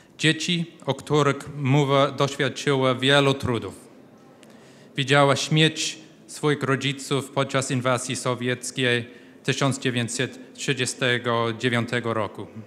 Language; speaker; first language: Polish; non-native, fluent; English